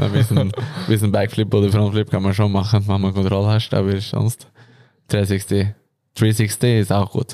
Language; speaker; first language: German; non-native, learner; Norwegian